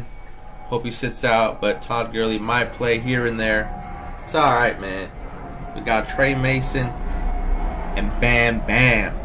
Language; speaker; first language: English; native; English